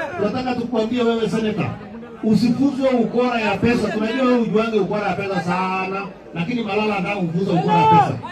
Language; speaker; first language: Swahili; non-native, local second language; Kalenjin